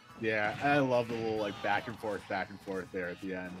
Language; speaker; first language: English; native; English